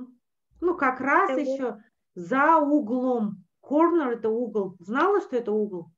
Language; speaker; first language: Russian; native; Russian